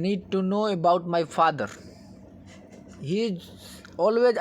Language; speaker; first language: English; non-native, learner; Hindi